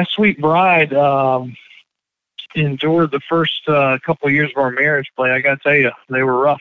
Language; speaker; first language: English; native; English